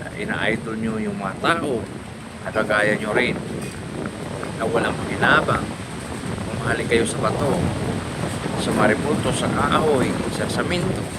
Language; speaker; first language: Filipino; non-native, local second language; Cebuano